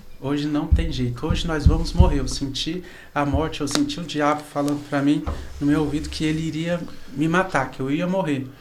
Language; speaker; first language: Portuguese; native; Portuguese